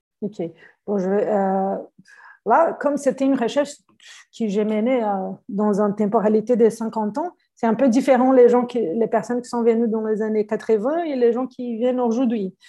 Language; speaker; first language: French; non-native, fluent; Portuguese